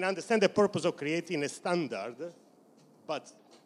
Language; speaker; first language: English; non-native, fluent; Italian